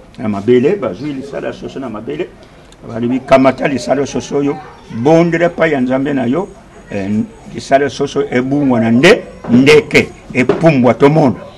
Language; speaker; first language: Lingala; non-native, local second language; Kongo